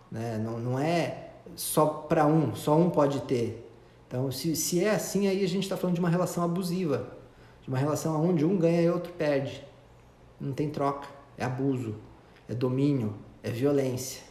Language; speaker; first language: Portuguese; native; Portuguese